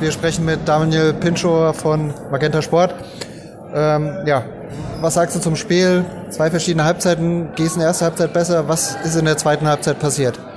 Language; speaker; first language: German; native; German